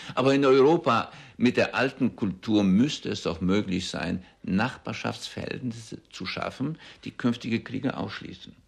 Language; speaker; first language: German; early bilingual, heritage; German